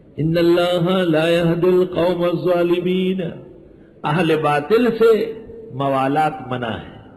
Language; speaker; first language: Urdu; non-native, local second language; Pashto